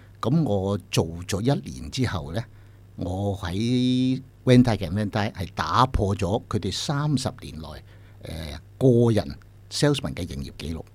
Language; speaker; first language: Cantonese; native; Cantonese